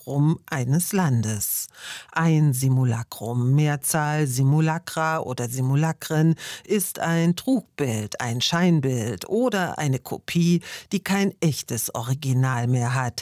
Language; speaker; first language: German; native; German